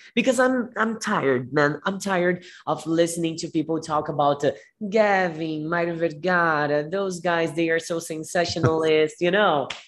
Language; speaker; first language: English; non-native, fluent; Portuguese